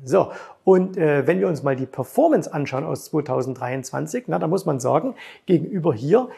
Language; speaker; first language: German; native; German